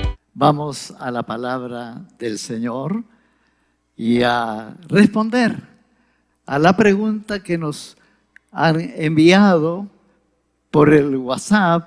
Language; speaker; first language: Spanish; native; Spanish